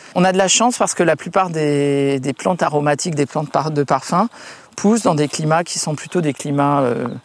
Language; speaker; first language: French; native; French